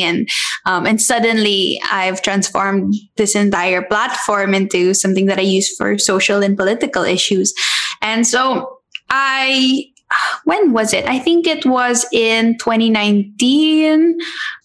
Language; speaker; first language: English; non-native, local second language; Filipino